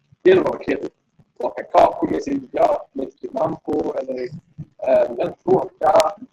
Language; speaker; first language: Swedish; native; Swedish